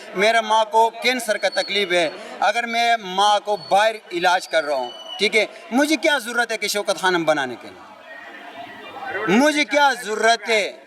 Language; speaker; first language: Urdu; non-native, local second language; Pashto